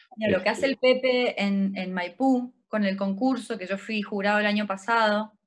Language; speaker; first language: Spanish; native; Spanish